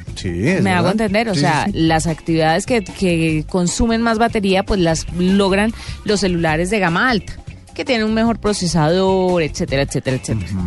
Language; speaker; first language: Spanish; native; Spanish